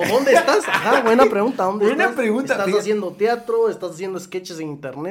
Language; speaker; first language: Spanish; native; Spanish